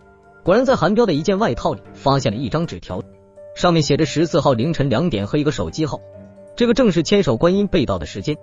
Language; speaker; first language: Chinese; native; Chinese